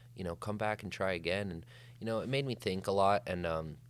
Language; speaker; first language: English; native; English